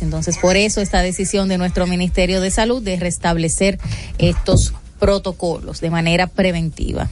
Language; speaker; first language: Spanish; native; Spanish